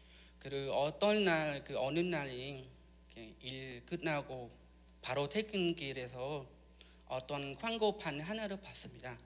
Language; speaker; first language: Korean; non-native, learner; Khmer